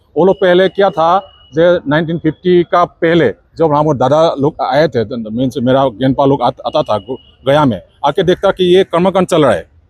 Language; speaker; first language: Hindi; non-native, local second language; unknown